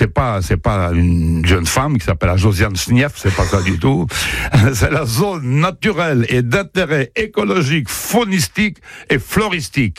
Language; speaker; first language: French; native; French